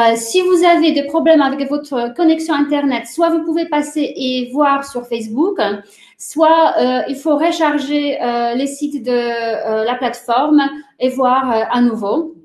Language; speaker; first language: French; non-native, fluent; Polish